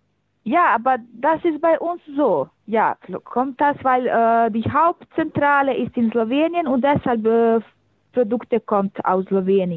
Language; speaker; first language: German; non-native, learner; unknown